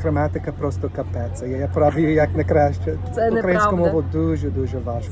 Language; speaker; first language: Ukrainian; non-native, learner; English